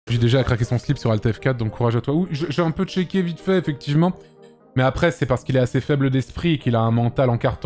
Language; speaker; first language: French; native; French